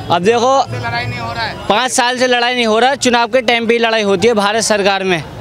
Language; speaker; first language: Hindi; native; Hindi